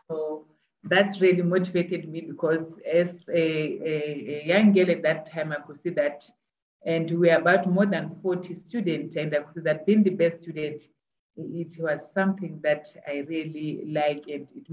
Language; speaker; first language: English; non-native, local second language; Tswana